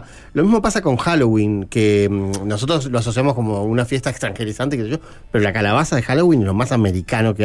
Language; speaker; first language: Spanish; native; Spanish